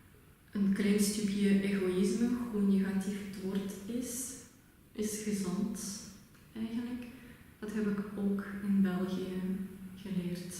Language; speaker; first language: Dutch; non-native, fluent; Russian